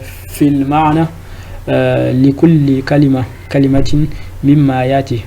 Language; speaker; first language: Arabic; non-native, fluent; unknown